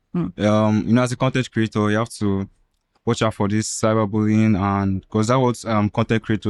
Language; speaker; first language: English; non-native, local second language; Igbo